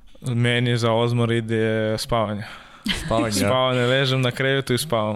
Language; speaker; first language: Serbian; non-native, learner; Russian